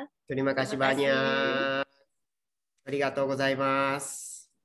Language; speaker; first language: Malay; non-native, fluent; Japanese